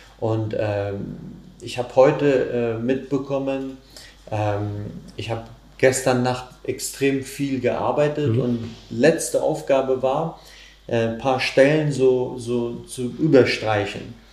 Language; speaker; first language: German; non-native, fluent; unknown